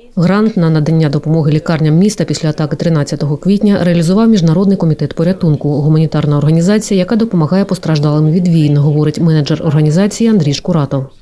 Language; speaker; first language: Ukrainian; native; Ukrainian